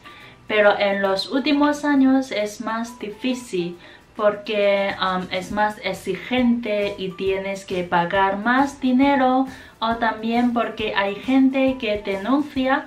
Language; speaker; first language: Spanish; non-native, fluent; Chinese